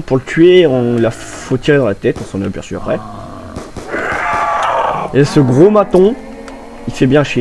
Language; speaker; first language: French; native; French